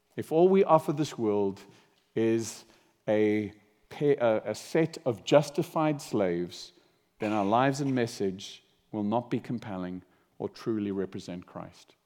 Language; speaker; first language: English; native; English